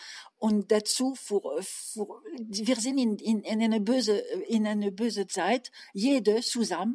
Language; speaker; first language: German; non-native, learner; French